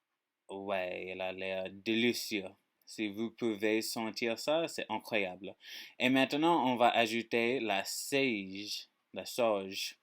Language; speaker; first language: French; non-native, learner; English